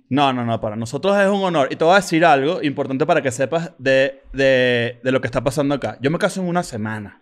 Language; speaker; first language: Spanish; native; Spanish